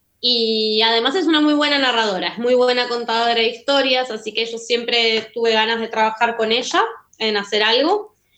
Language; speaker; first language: Spanish; native; Spanish